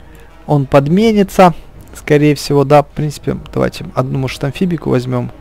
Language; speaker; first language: Russian; native; Russian